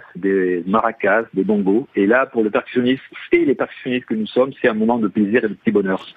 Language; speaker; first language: French; native; French